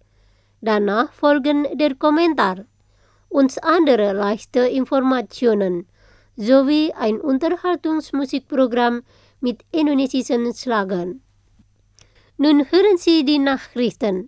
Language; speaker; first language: German; non-native, fluent; Indonesian